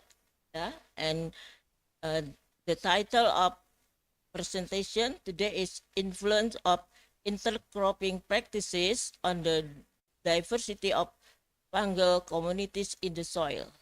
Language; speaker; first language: English; non-native, fluent; Indonesian